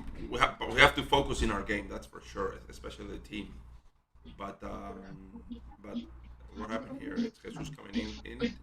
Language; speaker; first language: English; non-native, fluent; Spanish